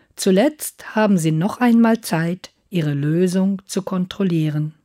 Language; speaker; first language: German; native; German